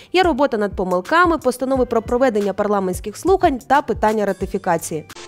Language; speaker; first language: Ukrainian; native; Ukrainian